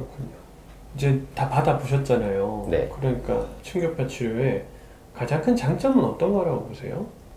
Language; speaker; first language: Korean; native; Korean